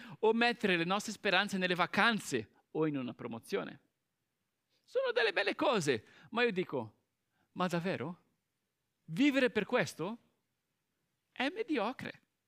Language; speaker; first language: Italian; non-native, fluent; Portuguese